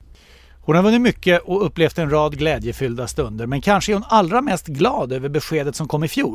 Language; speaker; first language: Swedish; native; Swedish